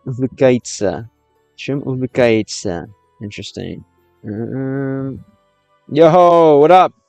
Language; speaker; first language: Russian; non-native, learner; English